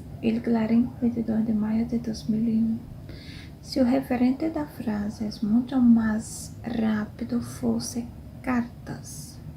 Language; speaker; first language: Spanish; non-native, fluent; Portuguese